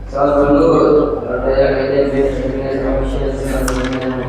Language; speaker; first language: English; non-native, learner; Indonesian